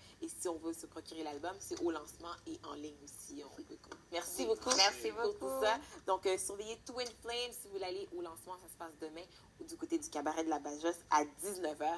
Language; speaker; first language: French; native; French